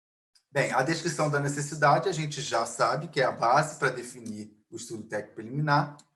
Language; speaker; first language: Portuguese; native; Portuguese